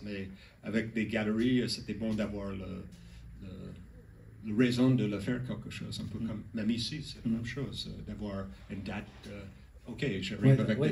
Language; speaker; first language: French; non-native, learner; English